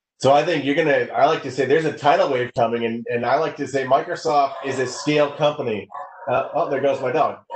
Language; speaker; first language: English; native; English